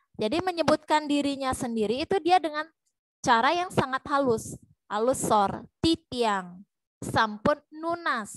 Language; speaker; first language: Indonesian; native; Indonesian